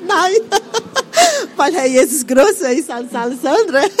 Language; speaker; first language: German; non-native, fluent; Portuguese